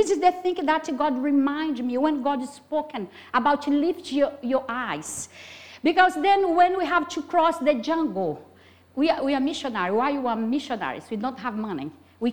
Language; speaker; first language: English; non-native, fluent; Portuguese